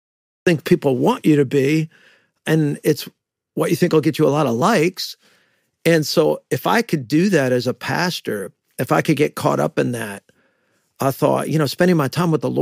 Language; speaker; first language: English; native; English